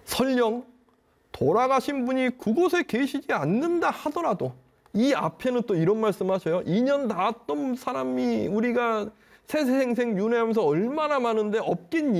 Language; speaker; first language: Korean; native; Korean